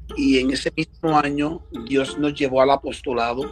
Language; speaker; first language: Spanish; early bilingual, heritage; Spanish